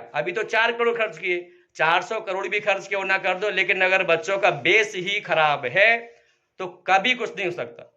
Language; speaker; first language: Hindi; native; Hindi